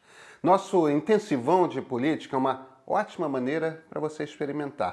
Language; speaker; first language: Portuguese; native; Portuguese